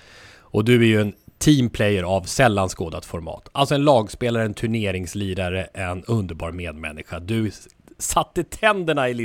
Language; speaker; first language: Swedish; native; Swedish